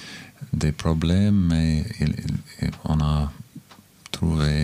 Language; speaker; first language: French; non-native, learner; English